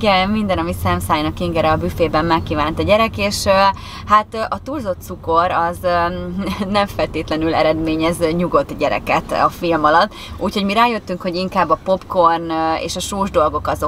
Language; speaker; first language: Hungarian; native; Hungarian